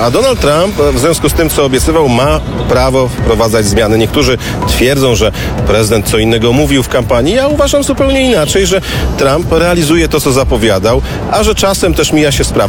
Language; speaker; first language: Polish; native; Polish